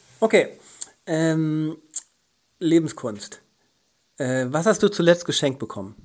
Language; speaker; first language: German; native; German